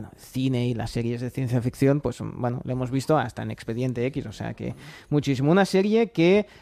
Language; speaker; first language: Spanish; non-native, fluent; English